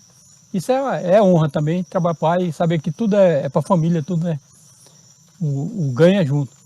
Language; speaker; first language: Portuguese; native; Portuguese